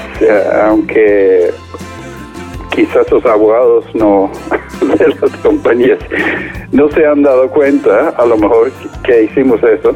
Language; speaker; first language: Spanish; non-native, fluent; English